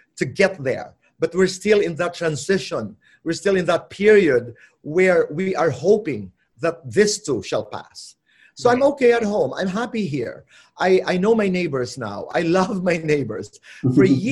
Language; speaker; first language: English; non-native, local second language; Filipino